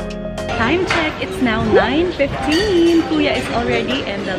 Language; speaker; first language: English; non-native, fluent; Filipino